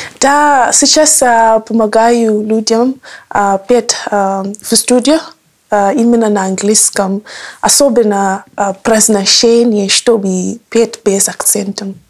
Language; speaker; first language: Russian; non-native, learner; English